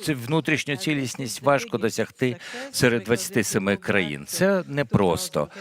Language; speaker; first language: Ukrainian; non-native, fluent; Latvian